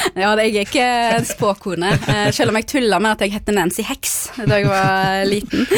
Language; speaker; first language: Norwegian; early bilingual, other home language; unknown